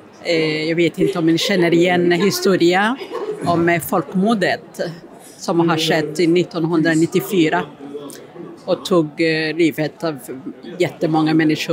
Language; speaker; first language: Swedish; non-native, fluent; Kinyarwanda